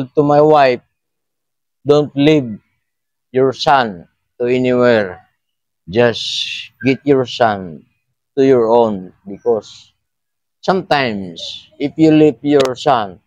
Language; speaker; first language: English; non-native, learner; Filipino